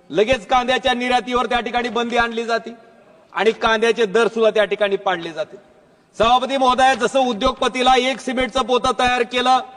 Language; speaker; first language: Marathi; native; Marathi